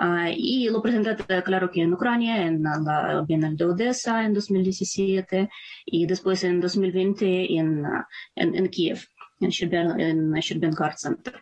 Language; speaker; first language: Spanish; non-native, fluent; Ukrainian